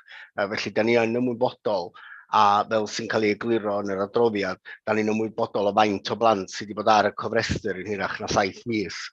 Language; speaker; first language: Welsh; native; Welsh